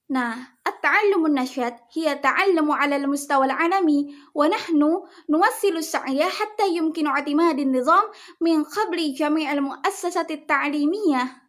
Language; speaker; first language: Arabic; non-native, learner; Indonesian